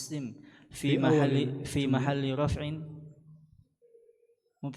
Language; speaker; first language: Arabic; non-native, learner; Indonesian